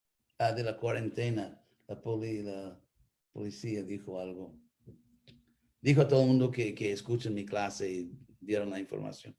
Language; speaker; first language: Spanish; non-native, fluent; English